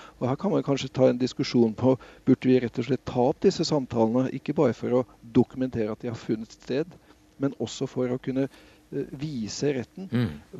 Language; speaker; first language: Norwegian; native; Norwegian